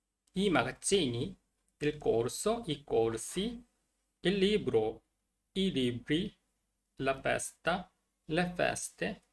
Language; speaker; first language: Italian; non-native, learner; Korean